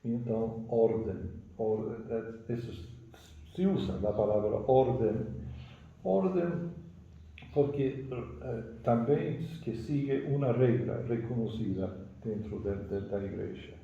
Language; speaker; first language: Portuguese; non-native, fluent; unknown